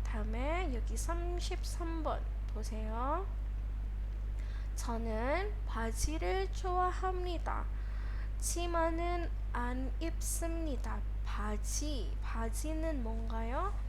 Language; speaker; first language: Korean; non-native, fluent; Indonesian